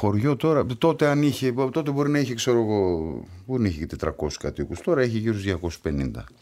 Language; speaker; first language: Greek; native; Greek